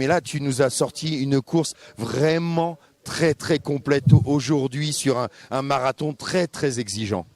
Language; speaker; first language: French; native; French